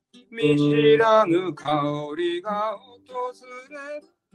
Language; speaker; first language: Japanese; native; Japanese